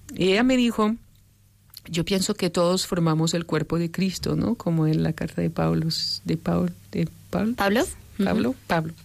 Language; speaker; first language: Spanish; non-native, fluent; French